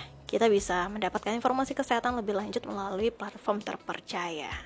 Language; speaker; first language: Indonesian; native; Indonesian